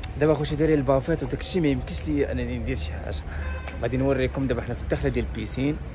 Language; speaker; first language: Arabic; native; Arabic